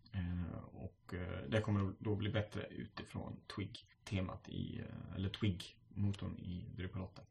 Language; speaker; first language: Swedish; native; Swedish